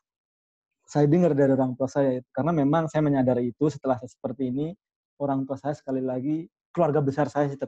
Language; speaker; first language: Indonesian; non-native, local second language; Madurese